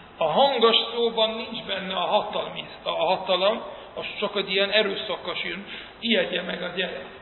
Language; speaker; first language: Hungarian; early bilingual, heritage; Hungarian